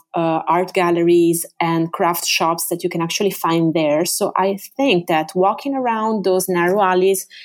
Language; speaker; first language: English; non-native, fluent; Italian